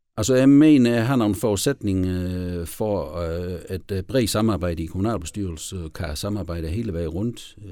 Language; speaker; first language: Danish; native; Danish